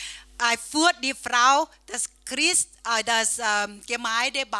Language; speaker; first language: German; non-native, learner; Thai